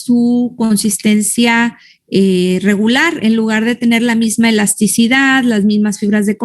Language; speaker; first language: Spanish; native; Spanish